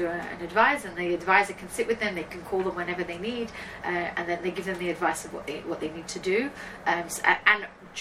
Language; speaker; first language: English; native; English